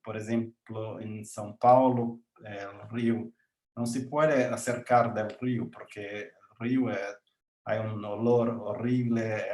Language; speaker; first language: Spanish; non-native, learner; Portuguese